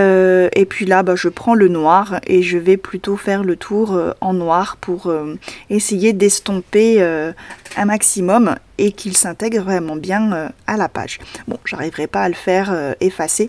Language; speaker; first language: French; native; French